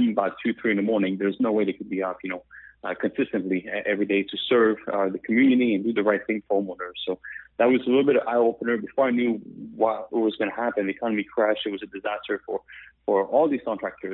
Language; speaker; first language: English; non-native, fluent; French